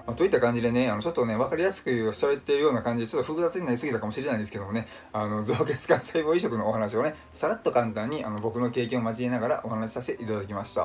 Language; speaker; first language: Japanese; native; Japanese